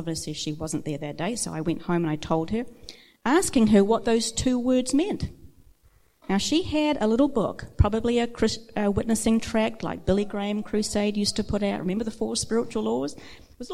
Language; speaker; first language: English; native; English